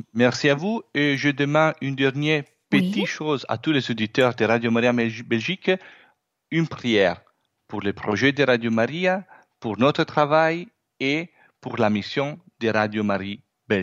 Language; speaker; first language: French; non-native, fluent; Italian